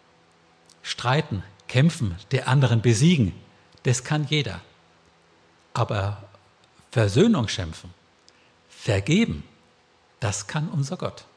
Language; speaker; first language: German; native; German